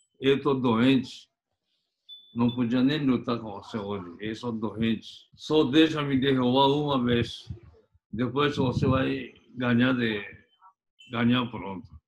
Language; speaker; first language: Portuguese; non-native, fluent; Japanese